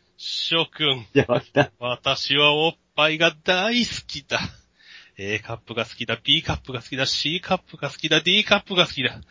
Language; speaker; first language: Japanese; native; Japanese